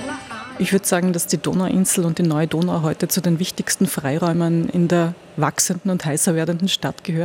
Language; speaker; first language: German; native; German